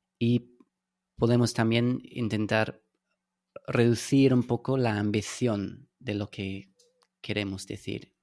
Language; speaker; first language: Spanish; non-native, fluent; English